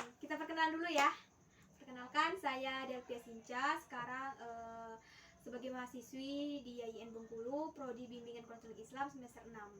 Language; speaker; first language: Indonesian; native; Indonesian